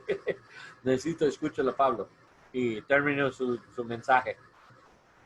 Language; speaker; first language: Spanish; non-native, learner; English